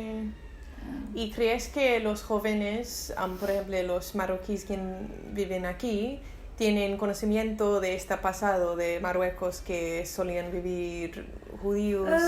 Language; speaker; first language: Spanish; non-native, learner; English